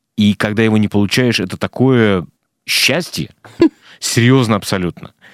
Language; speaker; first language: Russian; native; Russian